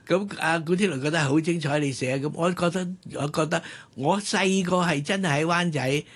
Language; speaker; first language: Cantonese; native; Cantonese